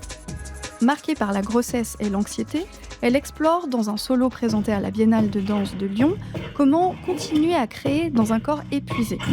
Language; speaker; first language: French; native; French